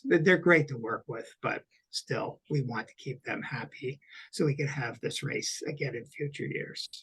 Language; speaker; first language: English; native; English